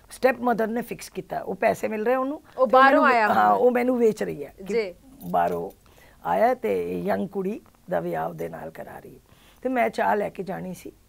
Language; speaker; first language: Punjabi; early bilingual, heritage; Punjabi